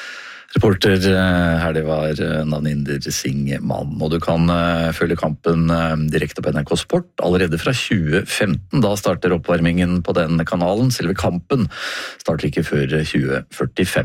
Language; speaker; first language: Norwegian; native; Norwegian